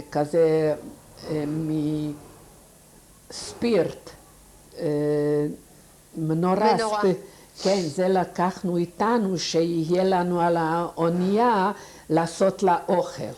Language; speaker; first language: Hebrew; non-native, fluent; Yiddish